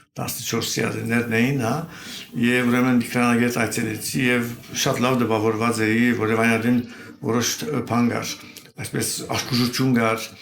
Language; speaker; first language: Armenian; early bilingual, heritage; Armenian